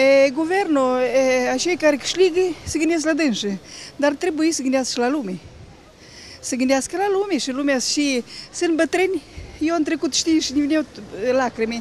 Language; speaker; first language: Romanian; native; Romanian